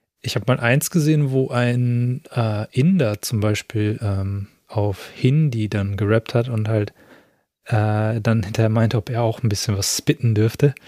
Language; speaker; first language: German; native; German